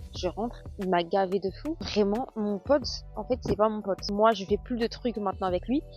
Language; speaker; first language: French; native; French